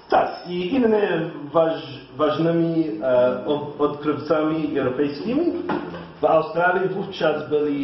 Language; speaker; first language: Polish; non-native, learner; English